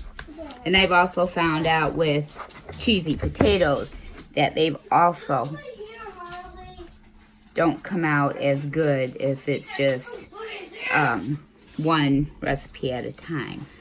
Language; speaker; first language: English; native; English